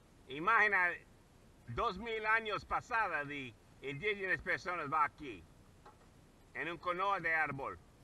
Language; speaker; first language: Spanish; non-native, learner; English